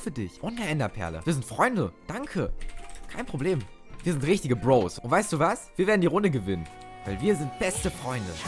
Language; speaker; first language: German; native; German